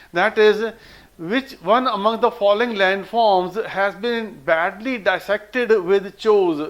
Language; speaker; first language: English; non-native, local second language; Punjabi